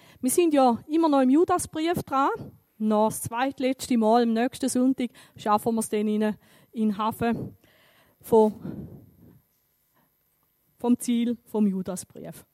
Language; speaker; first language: German; native; German